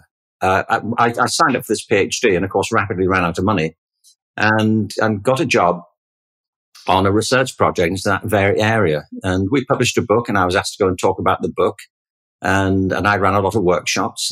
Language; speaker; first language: English; native; English